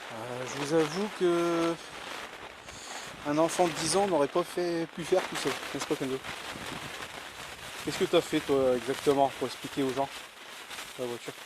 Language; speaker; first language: French; native; French